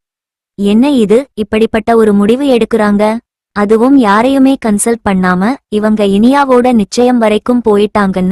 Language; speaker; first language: Tamil; native; Tamil